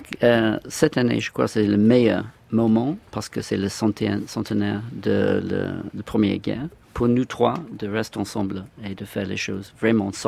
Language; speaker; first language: French; non-native, fluent; English